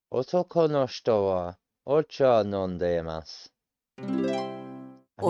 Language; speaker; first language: Japanese; non-native, learner; English